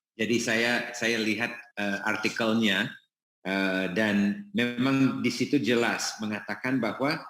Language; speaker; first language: Indonesian; non-native, fluent; English